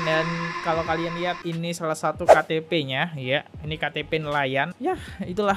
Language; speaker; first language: Indonesian; native; Indonesian